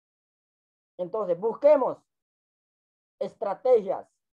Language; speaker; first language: Spanish; non-native, local second language; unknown